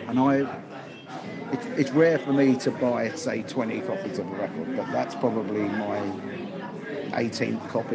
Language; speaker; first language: English; native; English